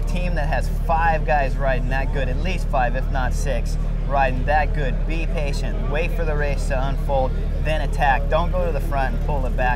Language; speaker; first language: English; native; English